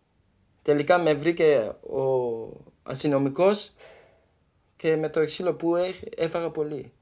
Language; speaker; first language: Greek; non-native, learner; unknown